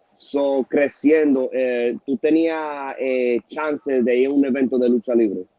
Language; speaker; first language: Spanish; early bilingual, heritage; Spanish